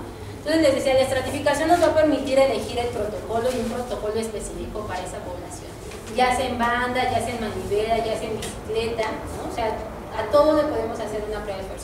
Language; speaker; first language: Spanish; native; Spanish